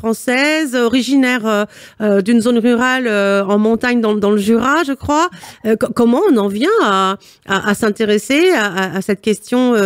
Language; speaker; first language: French; native; French